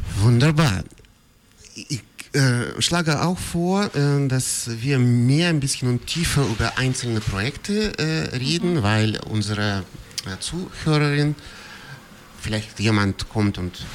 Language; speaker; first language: German; non-native, fluent; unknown